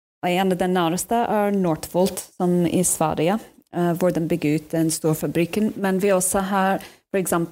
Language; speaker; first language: Norwegian; non-native, fluent; English